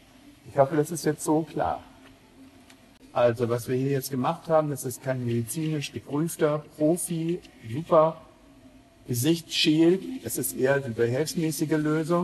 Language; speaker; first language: German; native; German